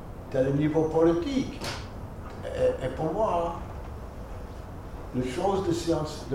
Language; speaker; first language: French; non-native, fluent; English